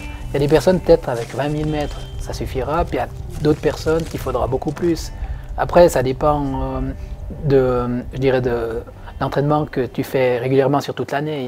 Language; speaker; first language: French; native; French